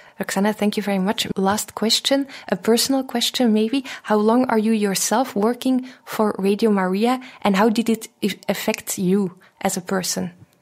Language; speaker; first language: English; non-native, fluent; Dutch